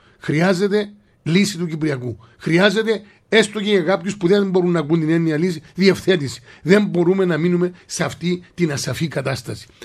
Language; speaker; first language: Greek; native; Greek